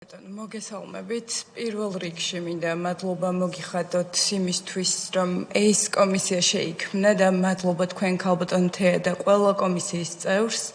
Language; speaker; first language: Georgian; native; Georgian